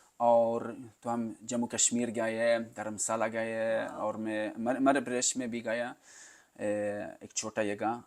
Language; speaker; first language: Hindi; non-native, learner; Swedish